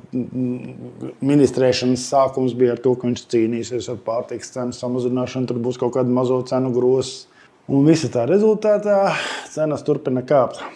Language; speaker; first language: Latvian; non-native, local second language; Russian